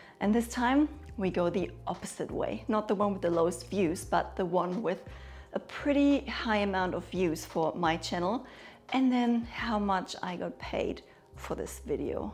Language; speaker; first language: English; non-native, fluent; German